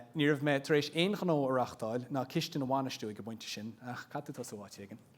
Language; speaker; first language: Irish; non-native, local second language; English